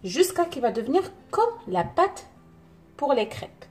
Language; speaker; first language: French; non-native, local second language; Arabic